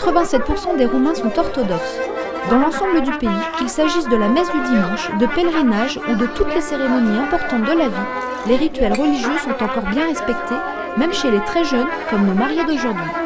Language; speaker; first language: French; native; French